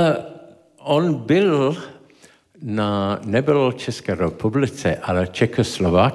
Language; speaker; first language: Czech; non-native, learner; English